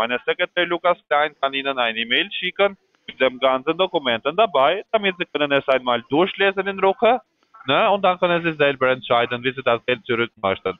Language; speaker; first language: German; non-native, fluent; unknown